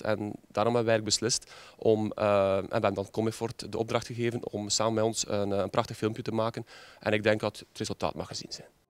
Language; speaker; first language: Dutch; native; Dutch